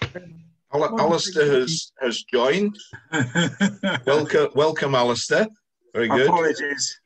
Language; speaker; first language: English; native; English